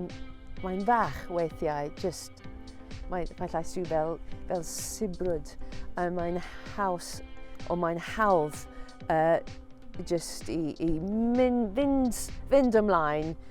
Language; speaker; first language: Welsh; non-native, fluent; English